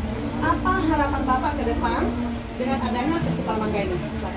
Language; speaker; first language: Indonesian; native; Indonesian